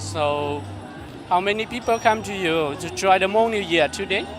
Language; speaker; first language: English; non-native, learner; Hmong